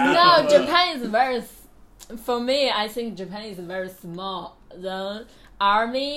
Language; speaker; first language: English; non-native, learner; Chinese